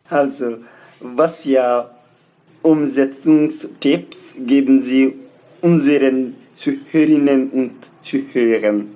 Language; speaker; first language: German; non-native, learner; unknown